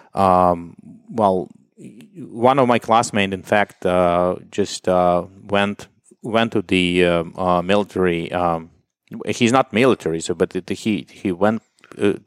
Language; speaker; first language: English; non-native, fluent; Ukrainian